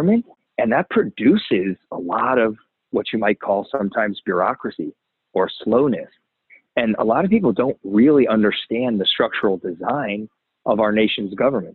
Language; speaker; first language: English; native; English